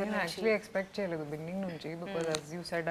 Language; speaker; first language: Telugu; non-native, local second language; Hindi